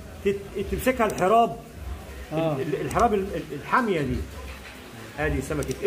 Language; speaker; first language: Arabic; native; Arabic